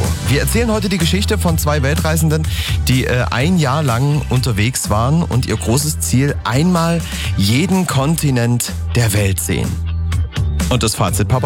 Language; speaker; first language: German; native; German